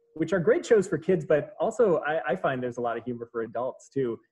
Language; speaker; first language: English; native; English